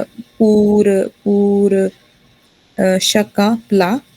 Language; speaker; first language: French; non-native, learner; Hindi